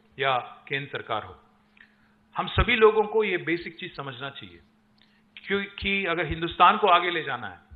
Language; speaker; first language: Hindi; non-native, local second language; Telugu